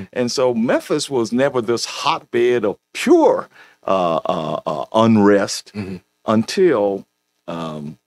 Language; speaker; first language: English; native; English